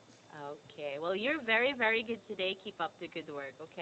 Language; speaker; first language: English; non-native, fluent; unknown